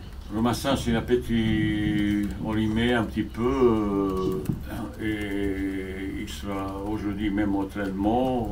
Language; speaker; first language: French; non-native, fluent; Bosnian